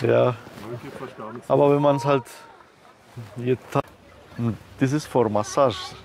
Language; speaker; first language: German; non-native, learner; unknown